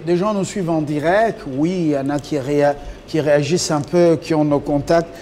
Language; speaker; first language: French; non-native, local second language; Lingala